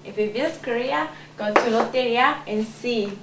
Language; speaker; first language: English; non-native, learner; Korean